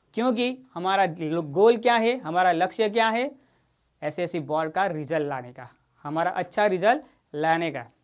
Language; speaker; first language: Hindi; non-native, local second language; Gujarati